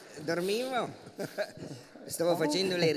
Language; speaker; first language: Italian; native; Italian